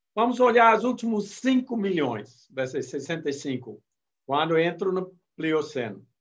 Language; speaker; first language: Portuguese; non-native, fluent; English